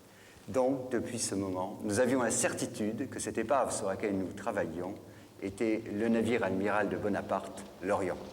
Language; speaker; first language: French; native; French